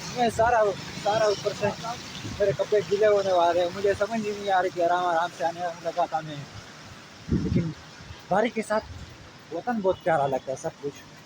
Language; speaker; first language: Hindi; non-native, local second language; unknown